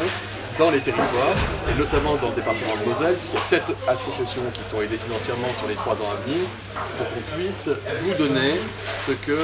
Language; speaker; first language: French; native; French